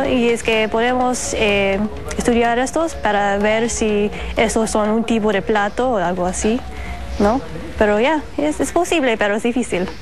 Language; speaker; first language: Spanish; non-native, fluent; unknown